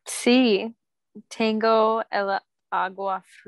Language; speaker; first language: Spanish; non-native, learner; English